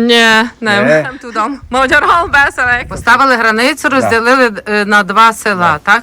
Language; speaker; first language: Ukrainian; native; Ukrainian